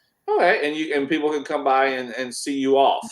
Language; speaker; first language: English; native; English